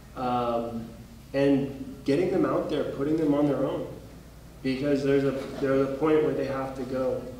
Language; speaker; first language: English; native; English